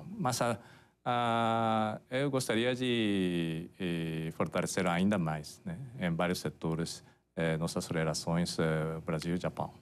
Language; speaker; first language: Portuguese; non-native, fluent; Japanese